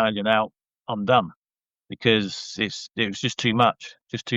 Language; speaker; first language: English; native; English